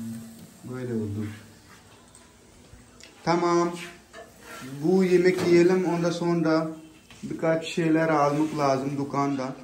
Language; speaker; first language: Turkish; non-native, learner; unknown